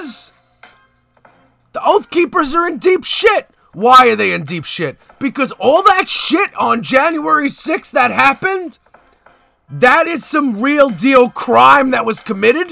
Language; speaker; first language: English; native; English